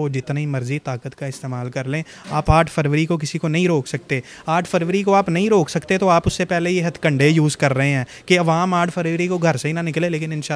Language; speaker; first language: Urdu; non-native, local second language; Punjabi